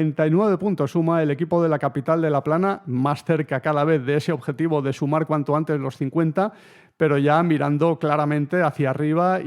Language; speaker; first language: Spanish; native; Spanish